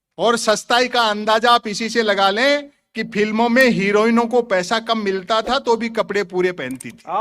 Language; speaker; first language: Hindi; native; Hindi